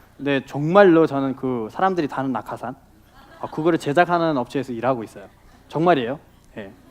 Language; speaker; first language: Korean; non-native, fluent; Nepali